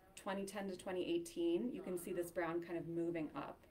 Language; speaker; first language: English; native; English